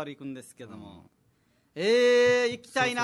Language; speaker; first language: Japanese; non-native, fluent; Nepali